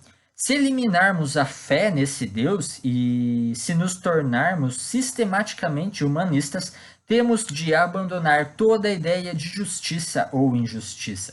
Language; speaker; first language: Portuguese; native; Portuguese